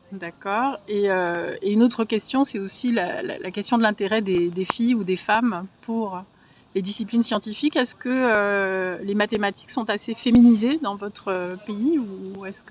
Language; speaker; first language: French; native; French